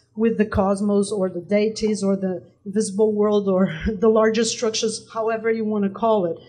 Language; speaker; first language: English; non-native, fluent; Portuguese